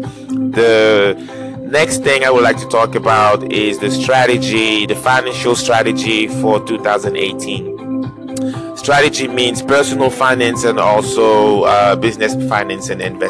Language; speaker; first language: English; non-native, local second language; French